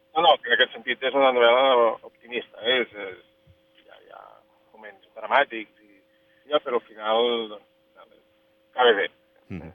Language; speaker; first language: Catalan; native; Catalan